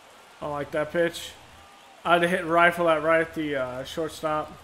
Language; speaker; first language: English; native; English